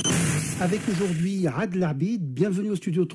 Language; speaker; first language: French; non-native, local second language; Arabic